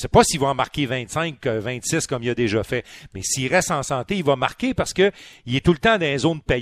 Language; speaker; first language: French; native; French